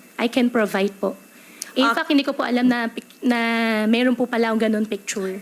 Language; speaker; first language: Filipino; native; Filipino